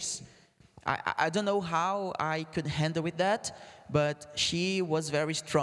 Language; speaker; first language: English; non-native, fluent; Portuguese